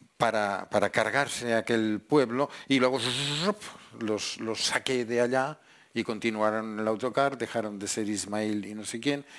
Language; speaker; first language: Spanish; non-native, local second language; Catalan